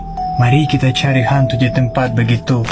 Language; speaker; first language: Indonesian; non-native, fluent; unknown